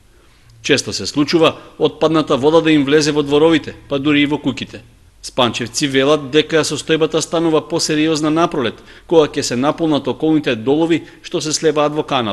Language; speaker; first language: Macedonian; native; Macedonian